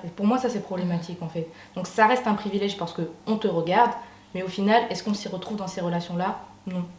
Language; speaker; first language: French; native; French